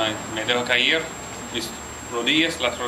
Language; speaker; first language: Spanish; non-native, learner; English